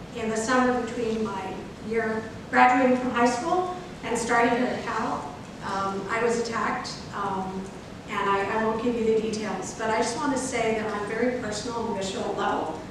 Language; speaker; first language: English; native; English